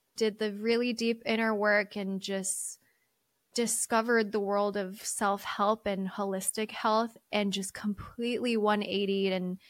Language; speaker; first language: English; early bilingual, other home language; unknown